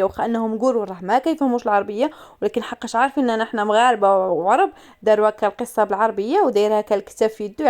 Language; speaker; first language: Arabic; native; Arabic